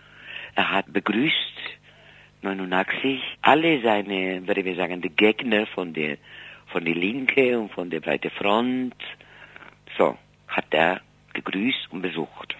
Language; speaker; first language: German; non-native, fluent; Spanish